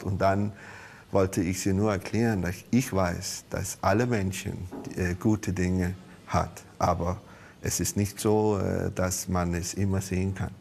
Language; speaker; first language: German; non-native, learner; Danish